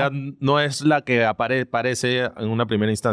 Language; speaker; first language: Spanish; native; Spanish